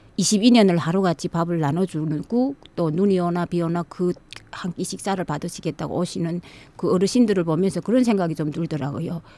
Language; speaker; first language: Korean; native; Korean